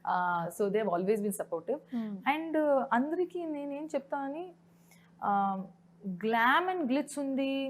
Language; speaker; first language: Telugu; non-native, local second language; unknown